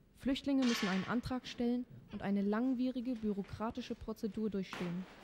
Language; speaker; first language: German; native; German